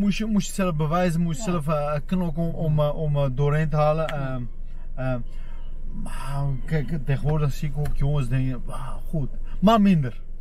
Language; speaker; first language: Dutch; non-native, fluent; Armenian